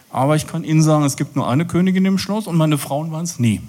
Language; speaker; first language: German; native; German